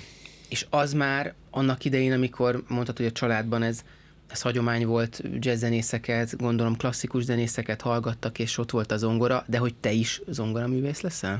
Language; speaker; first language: Hungarian; native; Hungarian